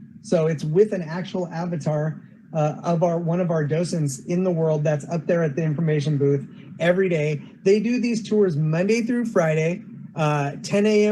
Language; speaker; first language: English; native; English